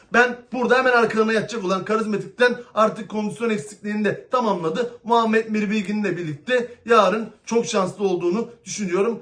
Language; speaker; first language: Turkish; native; Turkish